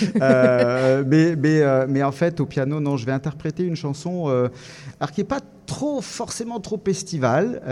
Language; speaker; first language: French; native; French